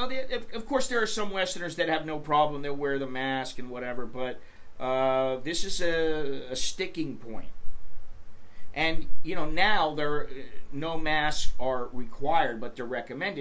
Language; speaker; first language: English; native; English